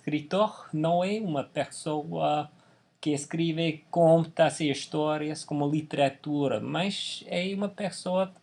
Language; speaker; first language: Portuguese; non-native, fluent; English